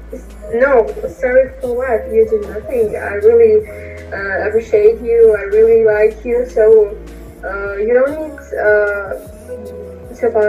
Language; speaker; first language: English; non-native, learner; Russian